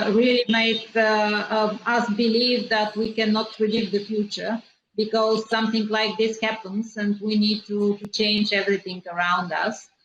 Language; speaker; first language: English; non-native, fluent; Bulgarian